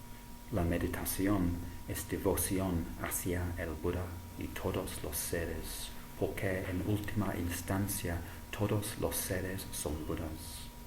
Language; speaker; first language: Spanish; non-native, fluent; English